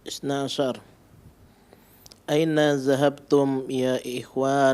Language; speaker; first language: Arabic; non-native, learner; Indonesian